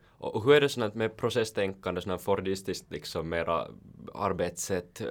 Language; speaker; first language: Swedish; native; Swedish